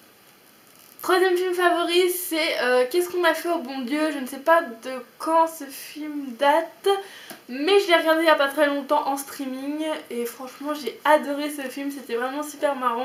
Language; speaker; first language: French; native; French